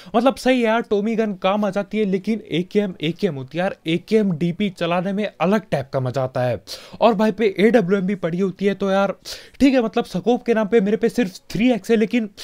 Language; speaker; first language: Hindi; native; Hindi